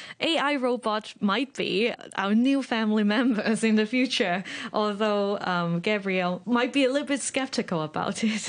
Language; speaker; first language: English; non-native, local second language; Cantonese